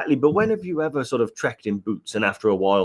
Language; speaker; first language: English; native; English